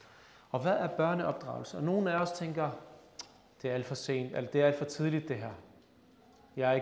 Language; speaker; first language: Danish; early bilingual, other home language; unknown